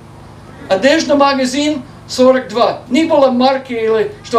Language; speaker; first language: Russian; non-native, learner; English